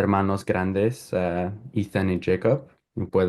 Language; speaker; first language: Spanish; non-native, learner; English